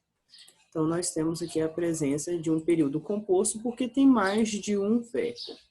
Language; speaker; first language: Portuguese; native; Portuguese